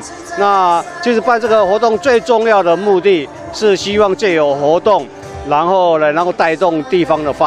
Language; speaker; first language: Chinese; native; Chinese